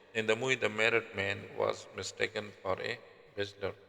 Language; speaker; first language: English; non-native, local second language; Urdu